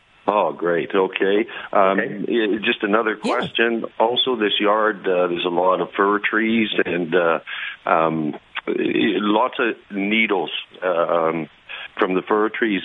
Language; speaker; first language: English; native; English